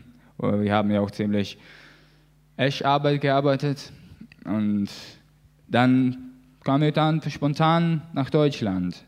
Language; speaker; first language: German; non-native, learner; Latvian